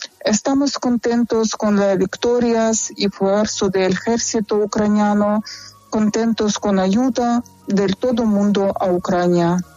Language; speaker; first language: Spanish; non-native, fluent; Ukrainian